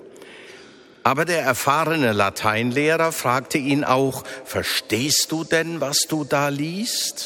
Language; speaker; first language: German; native; German